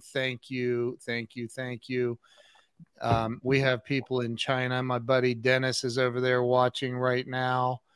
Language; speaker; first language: English; native; English